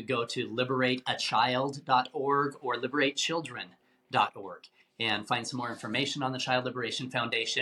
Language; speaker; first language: English; native; English